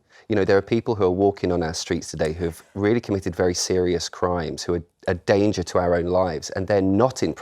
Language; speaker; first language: English; native; English